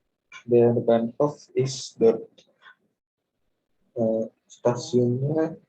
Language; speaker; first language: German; non-native, learner; Indonesian